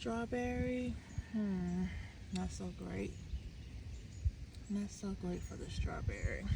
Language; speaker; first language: English; native; English